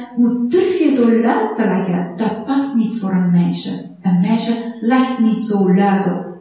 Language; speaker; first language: Dutch; non-native, fluent; Persian